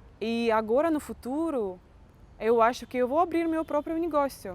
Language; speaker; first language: Portuguese; non-native, fluent; Russian